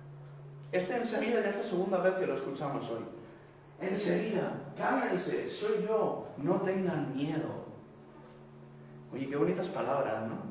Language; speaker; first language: Spanish; native; Spanish